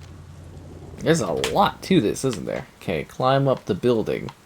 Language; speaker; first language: English; native; English